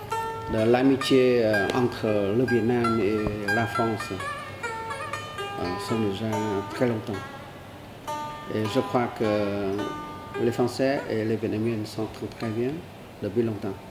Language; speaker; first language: French; non-native, learner; Vietnamese